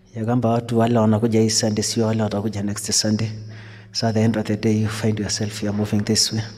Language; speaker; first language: English; non-native, local second language; Swahili